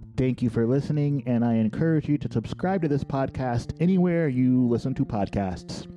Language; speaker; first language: English; native; English